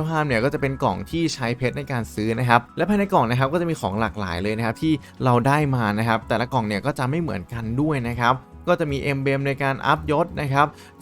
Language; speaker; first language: Thai; native; Thai